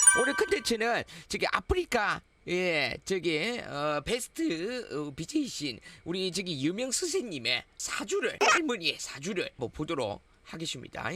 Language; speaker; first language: Korean; native; Korean